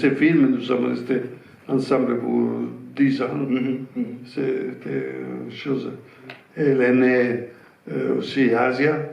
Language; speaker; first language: French; non-native, fluent; Italian